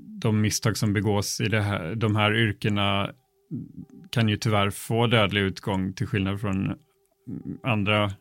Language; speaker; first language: Swedish; native; Swedish